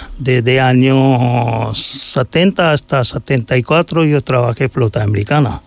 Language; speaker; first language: Spanish; non-native, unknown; Hindi